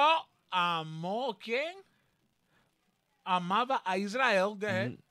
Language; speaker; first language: Portuguese; non-native, learner; Spanish